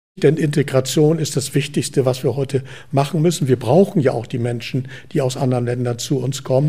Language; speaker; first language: German; native; German